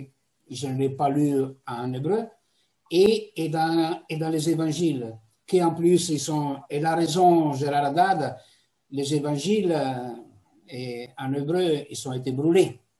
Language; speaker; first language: French; non-native, fluent; Italian